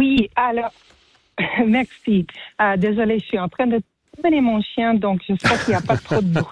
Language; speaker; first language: French; non-native, fluent; Spanish